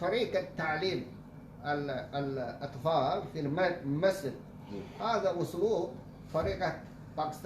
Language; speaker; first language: Arabic; non-native, fluent; Chinese